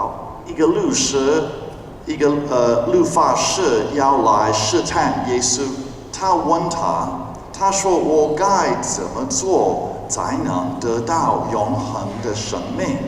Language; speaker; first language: Chinese; non-native, fluent; English